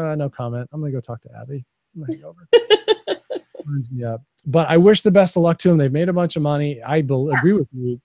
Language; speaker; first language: English; native; English